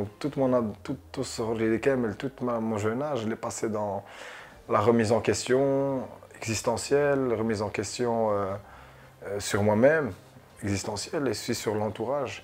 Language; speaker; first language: French; early bilingual, other home language; Arabic